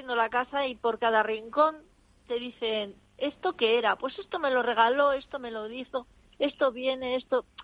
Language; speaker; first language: Spanish; native; Spanish